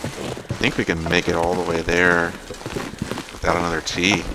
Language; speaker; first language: English; native; English